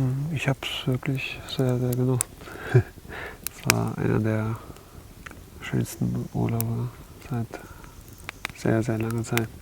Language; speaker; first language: German; native; German